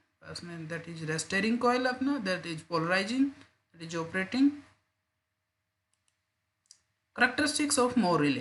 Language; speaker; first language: English; non-native, local second language; Hindi